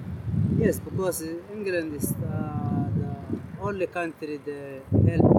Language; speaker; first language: English; non-native, learner; Arabic